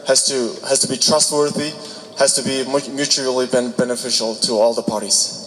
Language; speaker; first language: English; non-native, fluent; Mongolian